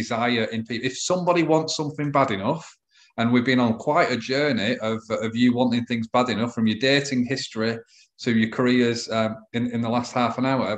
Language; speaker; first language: English; native; English